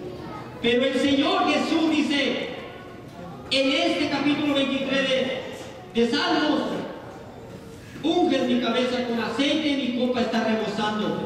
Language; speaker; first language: Spanish; native; Spanish